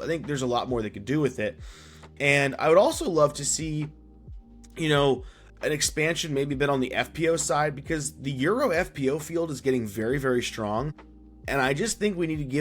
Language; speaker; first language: English; native; English